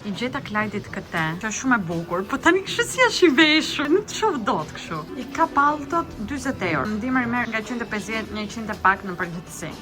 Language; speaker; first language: Albanian; early bilingual, heritage; Albanian